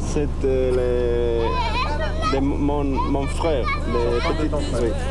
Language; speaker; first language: French; non-native, learner; Spanish